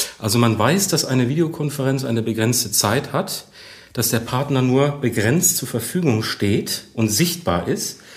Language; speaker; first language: German; native; German